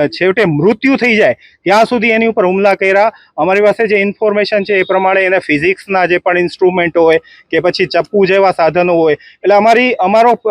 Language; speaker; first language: Gujarati; non-native, local second language; Sindhi